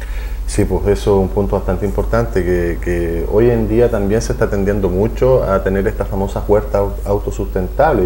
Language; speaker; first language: Spanish; native; Spanish